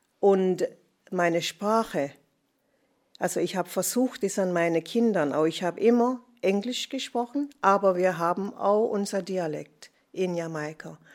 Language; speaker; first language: German; non-native, fluent; English